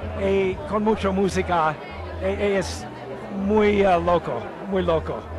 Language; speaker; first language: Spanish; non-native, learner; English